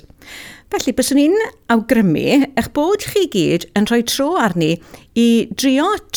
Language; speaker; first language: Welsh; native; Welsh